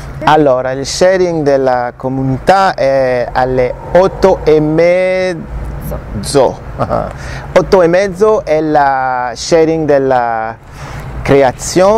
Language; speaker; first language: Italian; non-native, learner; French